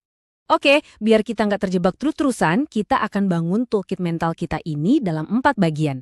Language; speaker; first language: Indonesian; native; Indonesian